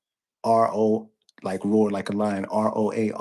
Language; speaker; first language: English; native; English